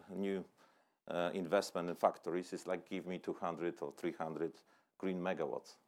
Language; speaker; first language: English; non-native, fluent; Polish